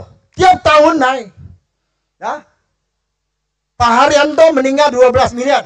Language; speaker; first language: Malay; non-native, local second language; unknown